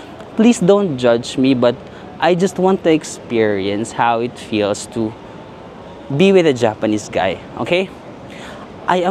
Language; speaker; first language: English; non-native, local second language; Filipino